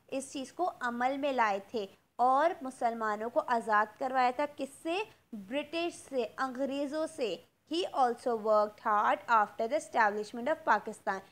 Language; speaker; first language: Urdu; native; Urdu